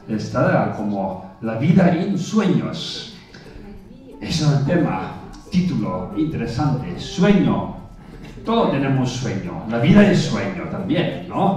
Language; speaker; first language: Spanish; non-native, fluent; Tibetan